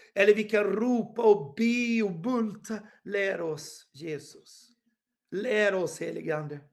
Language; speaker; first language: Swedish; non-native, fluent; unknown